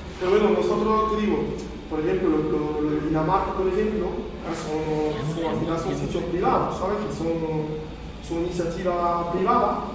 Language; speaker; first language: Spanish; early bilingual, heritage; Spanish